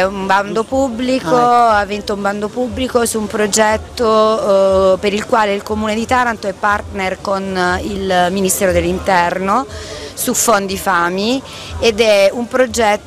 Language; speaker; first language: Italian; native; Italian